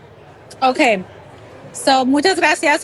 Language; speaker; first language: Spanish; early bilingual, heritage; Spanish